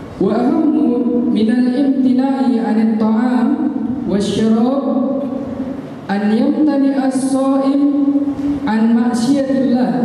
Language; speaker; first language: Arabic; non-native, learner; Indonesian